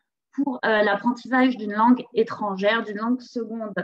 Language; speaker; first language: French; native; French